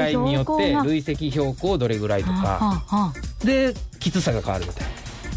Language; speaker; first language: Japanese; native; Japanese